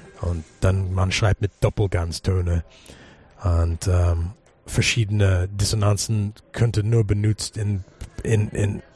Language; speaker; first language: German; non-native, fluent; English